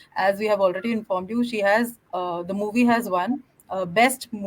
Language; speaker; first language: English; non-native, local second language; Marathi